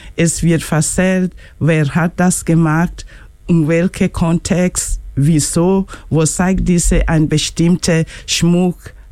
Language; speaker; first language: German; non-native, learner; Luo (Kenya and Tanzania)